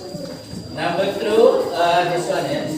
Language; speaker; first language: English; non-native, learner; Indonesian